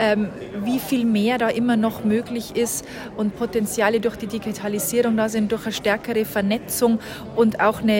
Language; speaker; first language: German; native; German